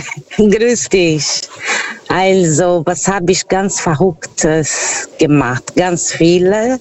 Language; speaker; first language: German; non-native, fluent; Portuguese